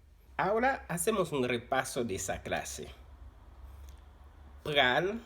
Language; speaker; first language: Spanish; non-native, fluent; Haitian Creole